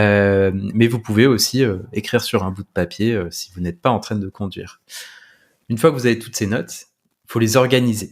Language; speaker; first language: French; native; French